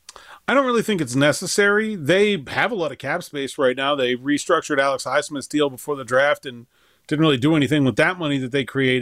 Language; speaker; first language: English; native; English